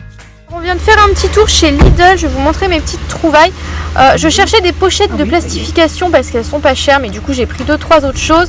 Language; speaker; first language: French; native; French